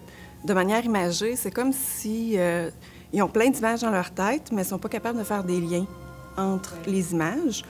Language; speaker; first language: French; native; French